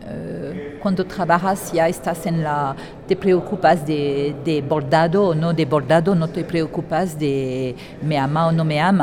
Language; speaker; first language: Spanish; non-native, fluent; French